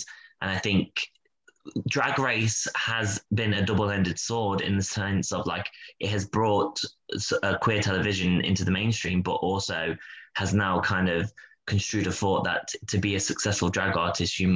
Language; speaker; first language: English; native; English